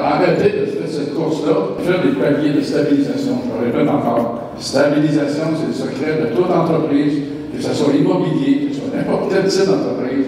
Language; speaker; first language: French; native; French